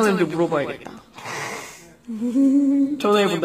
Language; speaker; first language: Korean; native; Korean